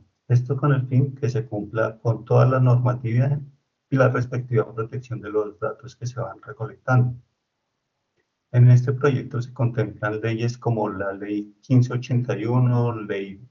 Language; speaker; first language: Spanish; native; Spanish